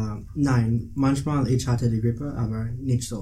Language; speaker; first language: German; non-native, learner; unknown